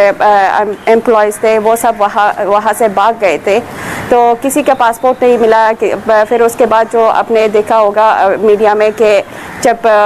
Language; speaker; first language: Hindi; non-native, fluent; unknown